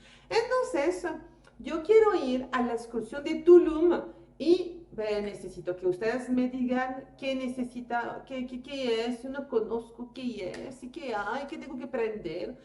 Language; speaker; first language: Spanish; native; Spanish